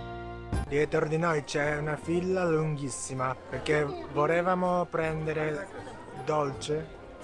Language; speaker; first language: Italian; non-native, learner; Japanese